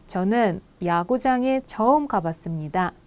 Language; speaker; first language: Korean; non-native, fluent; Russian